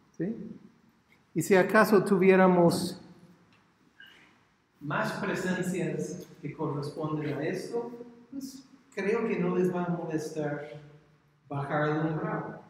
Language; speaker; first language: Spanish; non-native, fluent; English